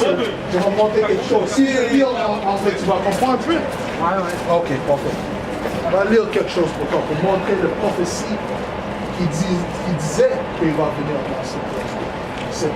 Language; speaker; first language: French; non-native, learner; English